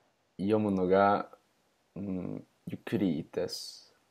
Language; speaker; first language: Japanese; non-native, learner; English